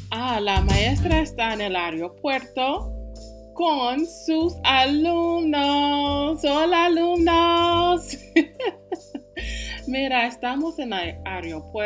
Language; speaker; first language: Spanish; non-native, fluent; English